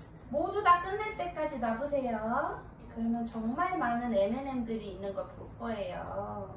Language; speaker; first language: Korean; native; Korean